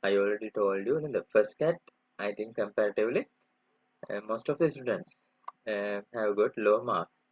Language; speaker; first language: English; non-native, local second language; Sinhala